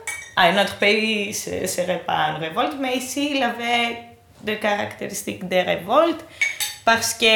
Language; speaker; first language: French; non-native, fluent; Greek